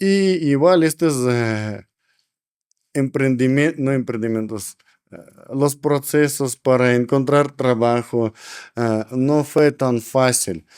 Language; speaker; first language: Spanish; non-native, learner; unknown